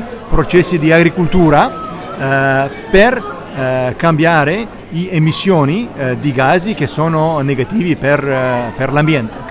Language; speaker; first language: Italian; non-native, learner; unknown